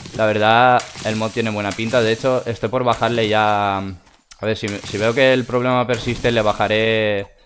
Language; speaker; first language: Spanish; non-native, fluent; Russian